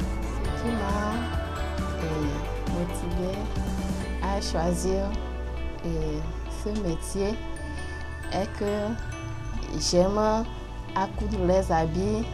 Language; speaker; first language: French; non-native, local second language; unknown